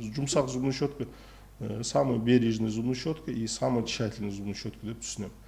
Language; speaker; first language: Russian; non-native, local second language; Kazakh